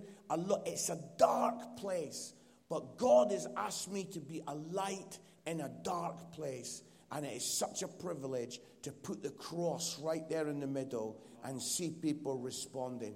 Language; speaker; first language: English; native; English